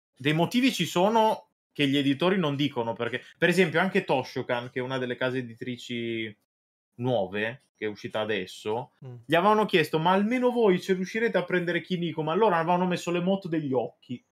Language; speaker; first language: Italian; native; Italian